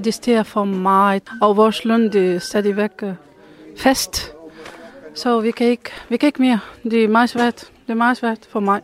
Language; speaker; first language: Danish; non-native, learner; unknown